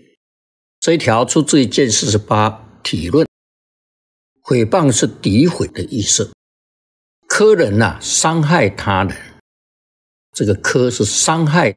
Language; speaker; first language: Chinese; native; Chinese